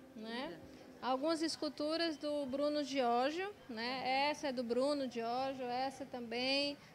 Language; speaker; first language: Portuguese; native; Portuguese